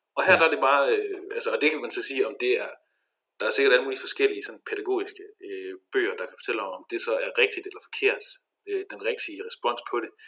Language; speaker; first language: Danish; native; Danish